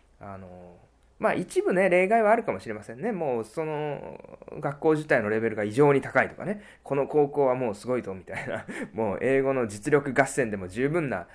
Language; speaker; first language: Japanese; native; Japanese